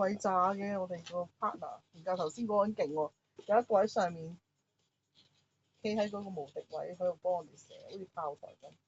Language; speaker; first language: Chinese; native; Chinese